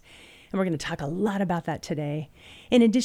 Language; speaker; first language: English; native; English